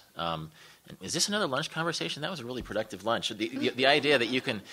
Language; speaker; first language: English; native; English